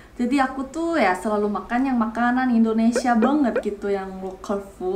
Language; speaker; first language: Indonesian; non-native, fluent; Korean